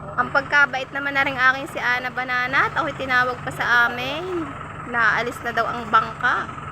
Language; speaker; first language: Filipino; native; Filipino